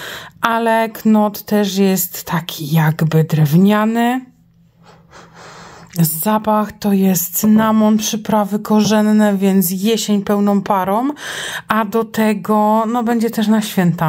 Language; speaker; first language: Polish; native; Polish